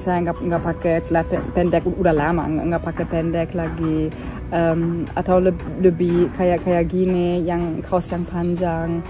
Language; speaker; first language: Indonesian; non-native, fluent; German